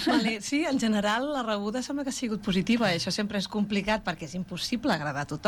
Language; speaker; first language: Catalan; native; Catalan